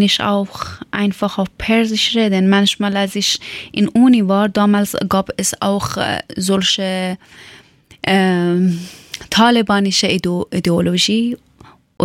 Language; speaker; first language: German; non-native, learner; Persian